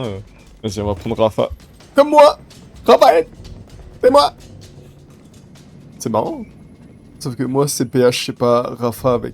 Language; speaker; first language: French; native; French